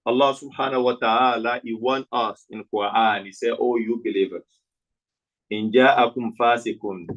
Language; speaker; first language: English; non-native, local second language; Yoruba